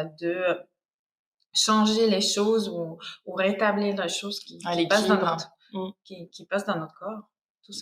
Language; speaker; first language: French; non-native, fluent; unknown